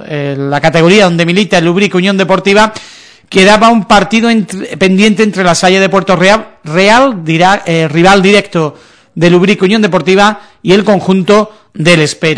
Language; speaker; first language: Spanish; native; Spanish